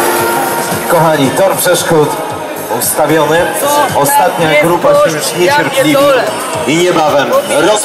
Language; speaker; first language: Polish; native; Polish